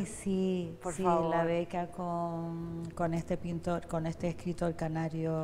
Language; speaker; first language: Spanish; native; Spanish